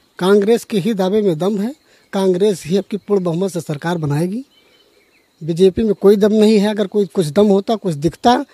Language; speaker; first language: Hindi; native; Hindi